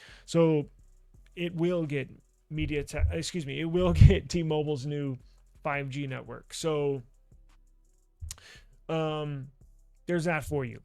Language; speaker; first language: English; native; English